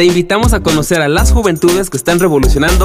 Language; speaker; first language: Spanish; native; Spanish